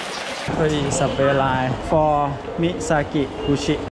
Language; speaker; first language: Japanese; non-native, learner; Thai